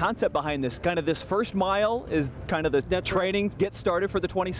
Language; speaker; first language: English; native; English